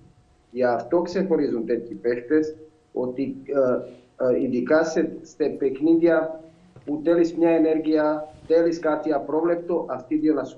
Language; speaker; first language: Greek; non-native, fluent; Serbian